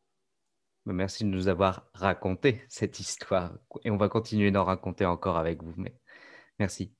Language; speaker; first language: French; native; French